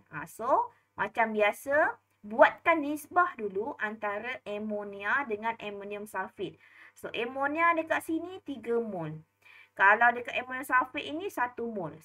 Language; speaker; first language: Malay; native; Malay